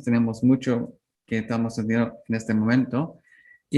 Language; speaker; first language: Spanish; non-native, learner; English